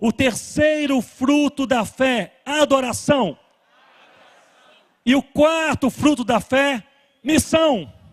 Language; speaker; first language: Portuguese; native; Portuguese